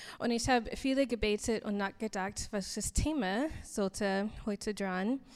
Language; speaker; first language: German; non-native, learner; English